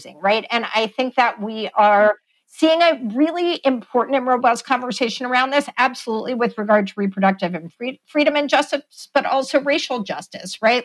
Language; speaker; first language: English; native; English